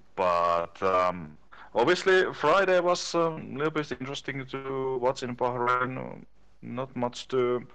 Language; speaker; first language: English; non-native, learner; Finnish